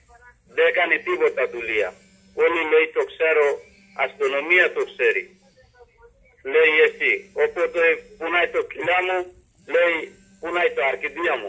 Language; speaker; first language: Greek; non-native, learner; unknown